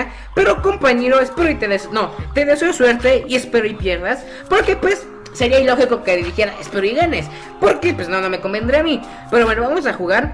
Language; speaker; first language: Spanish; native; Spanish